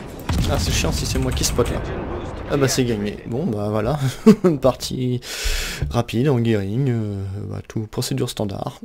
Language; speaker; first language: French; native; French